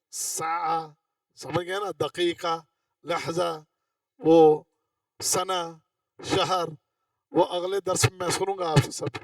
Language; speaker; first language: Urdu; non-native, local second language; Punjabi